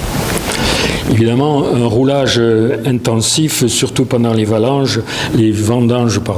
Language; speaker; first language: French; native; French